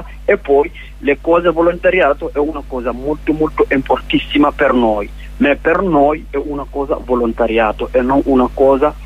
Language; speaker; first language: Italian; non-native, learner; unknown